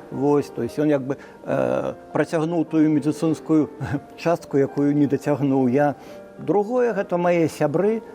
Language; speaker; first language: Belarusian; non-native, local second language; Russian